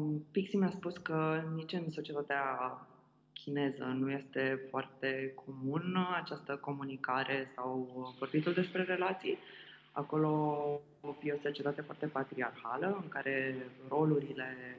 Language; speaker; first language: Romanian; native; Romanian